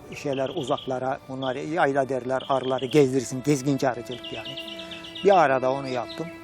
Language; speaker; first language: Turkish; native; Turkish